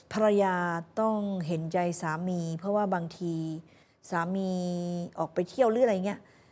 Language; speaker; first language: Thai; early bilingual, heritage; Thai